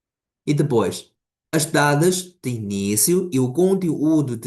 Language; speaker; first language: Portuguese; non-native, fluent; Chinese